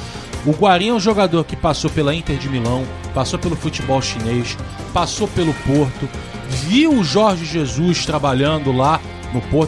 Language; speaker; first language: Portuguese; native; Portuguese